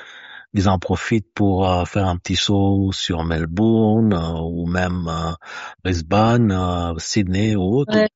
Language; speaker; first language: French; native; French